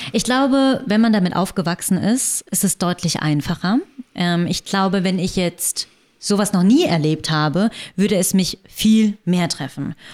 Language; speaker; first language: German; early bilingual, other home language; Vietnamese